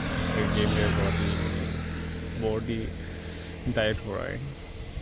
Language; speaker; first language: Hindi; non-native, local second language; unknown